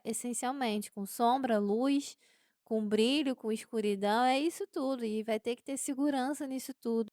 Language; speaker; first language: Portuguese; native; Portuguese